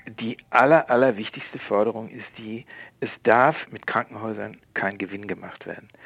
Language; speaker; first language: German; native; German